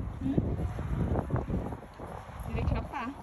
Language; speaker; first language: Swedish; non-native, learner; Thai